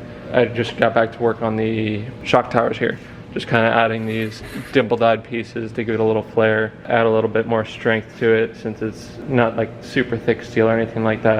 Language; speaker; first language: English; native; English